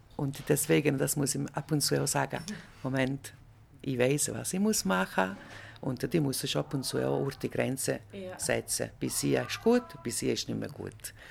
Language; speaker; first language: German; non-native, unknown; Italian